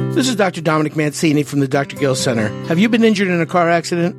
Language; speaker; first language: English; native; English